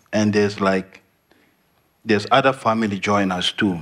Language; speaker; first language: English; non-native, learner; Arabic